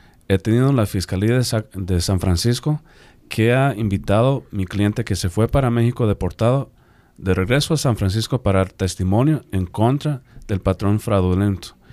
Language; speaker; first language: Spanish; non-native, fluent; English